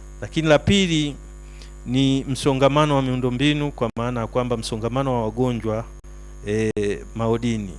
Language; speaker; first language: Swahili; native; Swahili